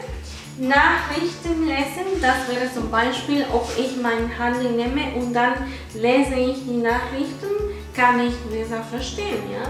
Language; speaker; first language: German; non-native, fluent; Spanish